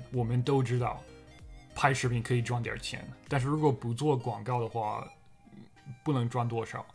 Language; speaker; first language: Chinese; non-native, fluent; English